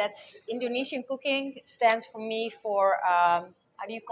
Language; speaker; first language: English; non-native, fluent; Dutch